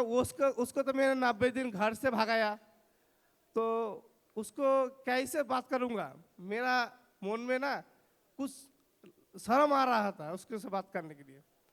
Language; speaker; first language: Hindi; non-native, local second language; Bangla